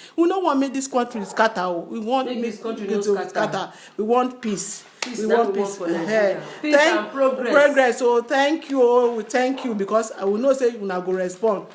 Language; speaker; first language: Nigerian Pidgin; non-native, local second language; Yoruba